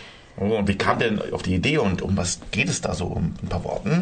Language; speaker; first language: German; native; German